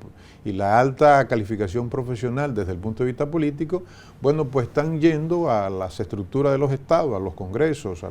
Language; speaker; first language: Spanish; native; Spanish